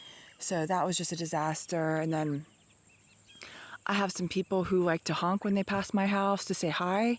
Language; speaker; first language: English; native; English